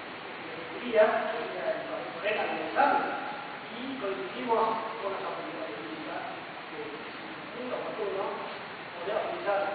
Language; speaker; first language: Spanish; non-native, fluent; Chinese